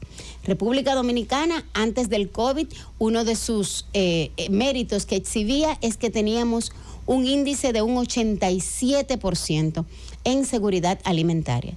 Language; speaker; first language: Spanish; native; Spanish